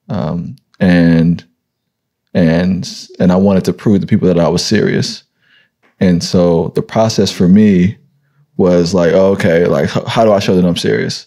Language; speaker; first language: English; native; English